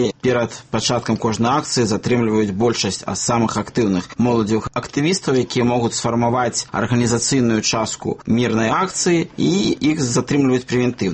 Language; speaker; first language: Belarusian; native; Belarusian